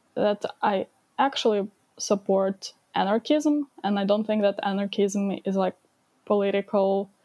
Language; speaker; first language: English; non-native, fluent; Ukrainian